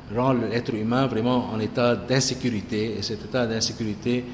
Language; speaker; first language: French; non-native, local second language; Arabic